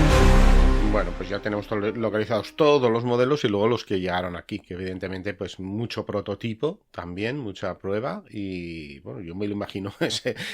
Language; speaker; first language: Spanish; native; Spanish